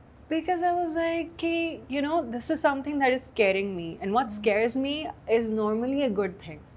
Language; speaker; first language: English; non-native, local second language; Hindi